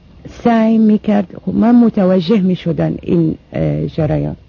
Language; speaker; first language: Persian; non-native, fluent; Arabic